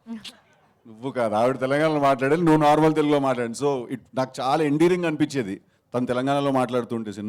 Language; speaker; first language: Telugu; native; Telugu